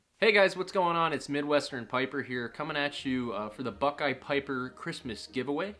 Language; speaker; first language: English; native; English